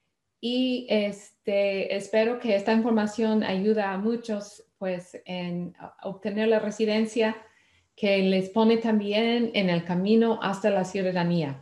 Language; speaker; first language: Spanish; non-native, fluent; English